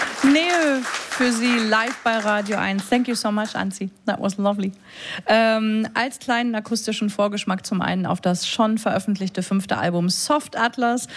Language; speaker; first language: German; native; German